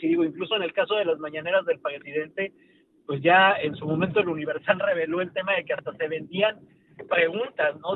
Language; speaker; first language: Spanish; native; Spanish